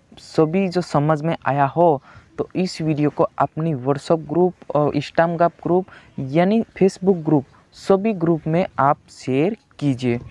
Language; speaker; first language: Hindi; non-native, local second language; Gujarati